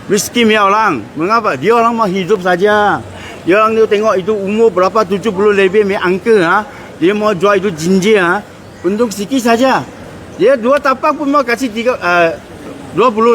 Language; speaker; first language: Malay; non-native, local second language; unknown